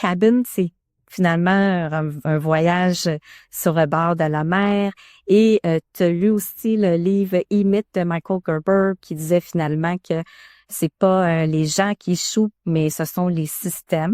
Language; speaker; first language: French; native; French